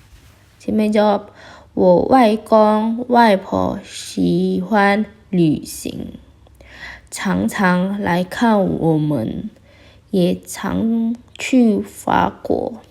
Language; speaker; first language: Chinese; non-native, fluent; Indonesian